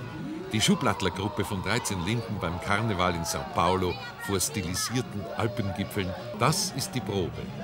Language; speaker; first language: German; native; German